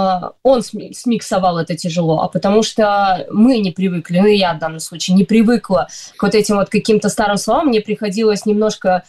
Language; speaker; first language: Russian; native; Russian